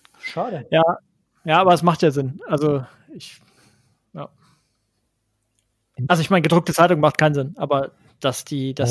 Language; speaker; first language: German; native; German